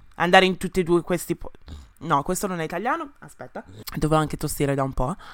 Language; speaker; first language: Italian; early bilingual, other home language; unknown